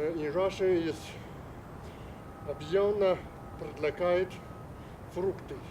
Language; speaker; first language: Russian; non-native, learner; Chinese